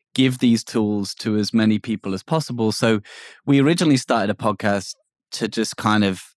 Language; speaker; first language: English; native; English